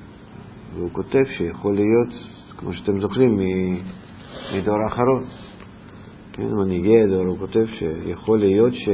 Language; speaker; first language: Hebrew; non-native, fluent; Russian